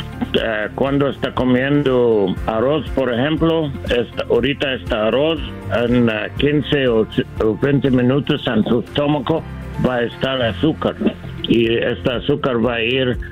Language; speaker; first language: Spanish; non-native, learner; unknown